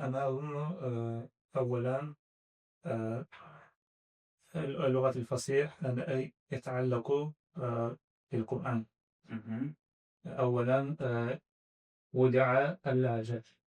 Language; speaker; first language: Arabic; non-native, learner; Azerbaijani